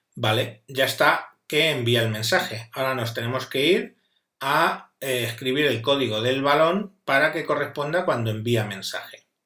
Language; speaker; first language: Spanish; native; Spanish